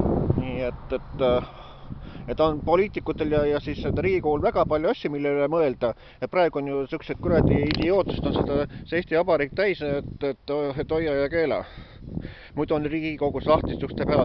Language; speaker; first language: Estonian; native; Estonian